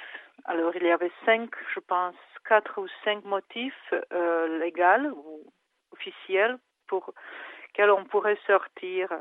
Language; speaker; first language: French; non-native, fluent; Czech